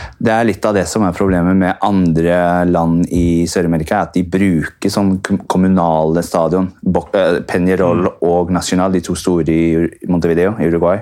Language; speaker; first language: Norwegian; early bilingual, heritage; Norwegian